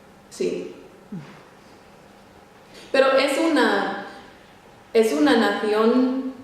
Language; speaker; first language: Spanish; non-native, fluent; English